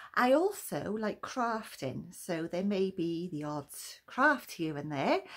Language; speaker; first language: English; native; English